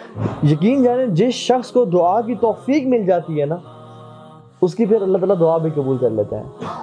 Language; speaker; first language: Urdu; native; Urdu